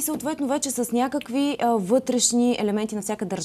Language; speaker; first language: Bulgarian; native; Bulgarian